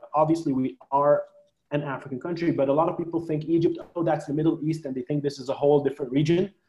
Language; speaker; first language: English; non-native, fluent; Arabic